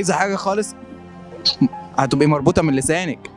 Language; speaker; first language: Arabic; native; Arabic